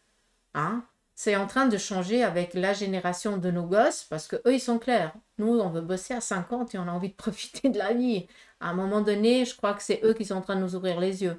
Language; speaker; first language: French; native; French